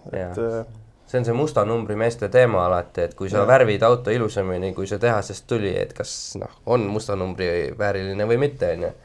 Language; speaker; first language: Estonian; native; Estonian